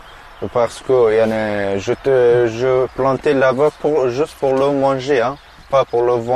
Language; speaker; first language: French; non-native, learner; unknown